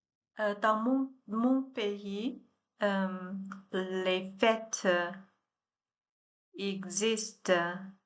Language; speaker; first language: French; non-native, learner; Chinese